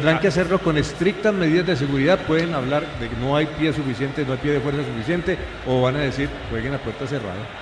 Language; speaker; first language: Spanish; native; Spanish